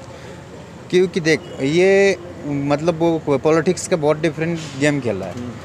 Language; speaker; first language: Hindi; non-native, learner; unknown